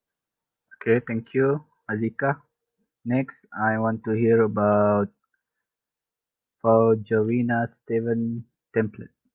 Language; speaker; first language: English; non-native, local second language; Malay